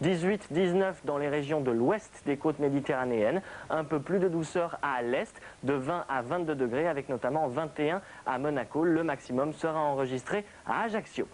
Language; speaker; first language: French; native; French